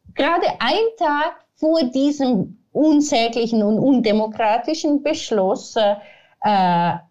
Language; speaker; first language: German; non-native, fluent; Italian